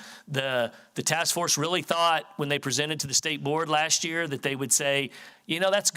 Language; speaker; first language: English; native; English